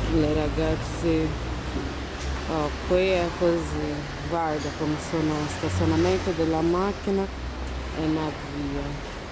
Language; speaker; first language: Italian; non-native, learner; Portuguese